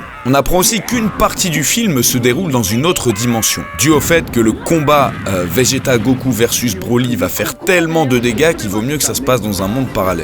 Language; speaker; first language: French; native; French